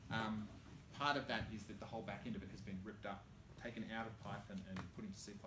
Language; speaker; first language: English; native; English